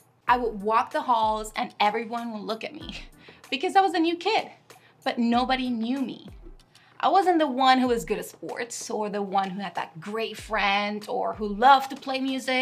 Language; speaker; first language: English; non-native, fluent; Spanish